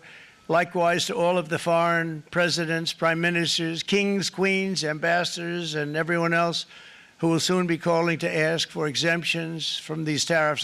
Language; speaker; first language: English; native; English